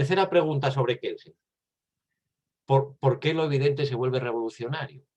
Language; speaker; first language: Spanish; native; Spanish